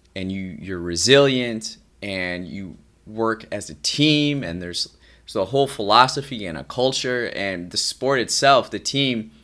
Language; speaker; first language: English; native; English